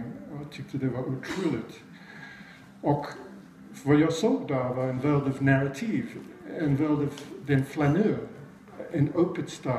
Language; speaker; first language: Swedish; non-native, fluent; English